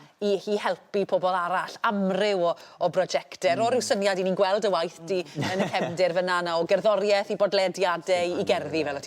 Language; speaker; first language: Welsh; native; Welsh